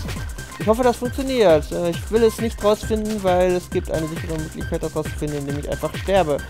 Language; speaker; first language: German; native; German